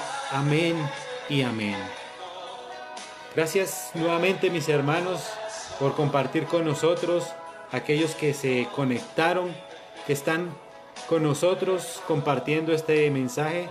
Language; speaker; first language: Spanish; native; Spanish